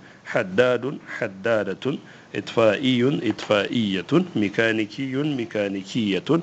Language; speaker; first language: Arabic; non-native, fluent; Hausa